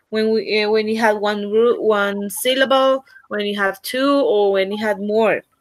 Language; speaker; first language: English; non-native, learner; Spanish